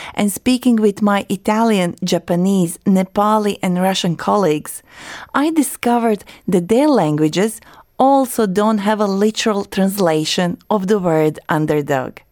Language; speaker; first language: English; non-native, fluent; Croatian